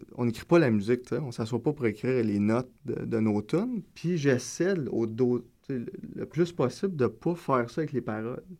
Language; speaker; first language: French; native; French